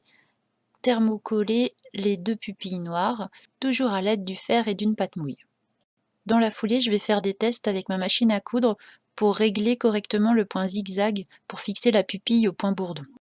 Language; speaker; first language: French; native; French